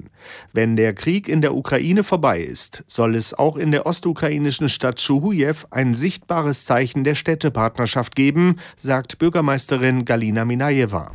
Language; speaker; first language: German; native; German